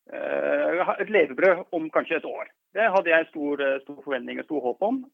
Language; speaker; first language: Norwegian; non-native, fluent; Dutch